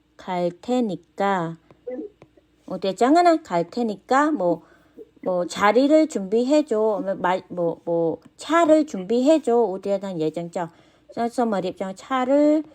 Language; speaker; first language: Korean; non-native, fluent; Khmer